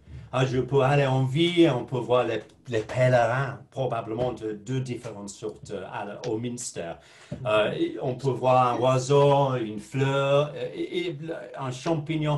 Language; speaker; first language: French; non-native, fluent; English